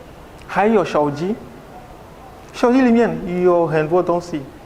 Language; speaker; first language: Chinese; non-native, learner; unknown